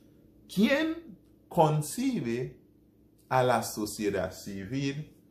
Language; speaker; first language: Spanish; non-native, fluent; Haitian Creole